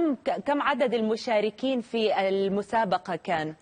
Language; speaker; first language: Arabic; native; Arabic